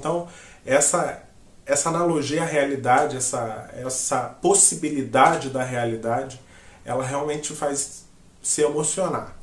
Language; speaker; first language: Portuguese; native; Portuguese